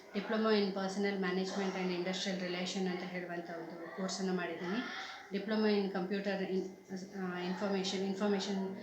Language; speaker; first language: Kannada; non-native, local second language; Kodava